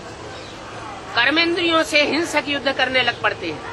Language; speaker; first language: Hindi; native; Hindi